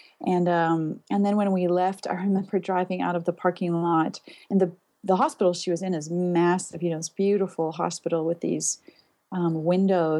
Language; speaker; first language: English; native; English